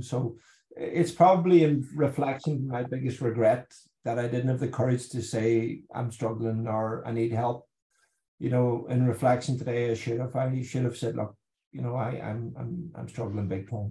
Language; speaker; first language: English; native; English